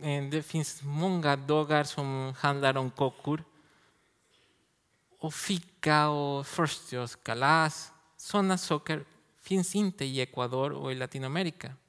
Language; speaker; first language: Swedish; non-native, learner; Spanish